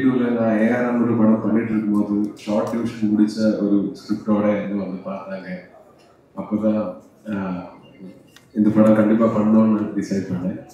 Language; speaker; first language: Tamil; non-native, learner; Malayalam